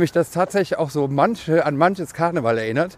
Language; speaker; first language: German; native; German